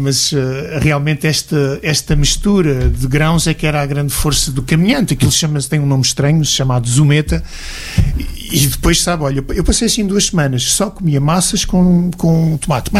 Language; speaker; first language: Portuguese; native; Portuguese